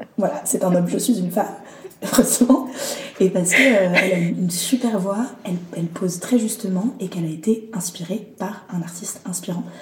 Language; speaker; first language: French; early bilingual, other home language; Arabic